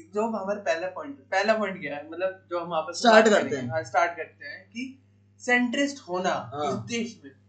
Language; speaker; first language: Hindi; native; Hindi